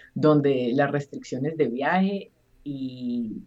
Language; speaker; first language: Spanish; native; Spanish